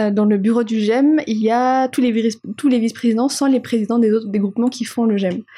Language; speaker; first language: French; non-native, local second language; Malagasy